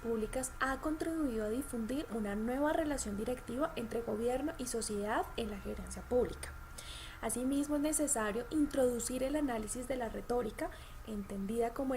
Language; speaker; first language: Spanish; native; Spanish